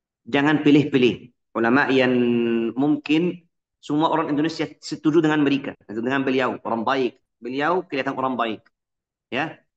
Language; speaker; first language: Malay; non-native, fluent; Arabic